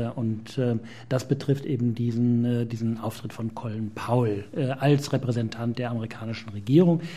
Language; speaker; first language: German; native; German